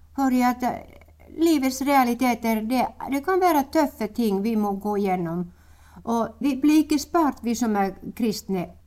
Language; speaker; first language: Norwegian; non-native, fluent; Finnish